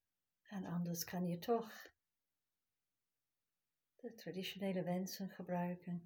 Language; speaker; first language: Dutch; non-native, fluent; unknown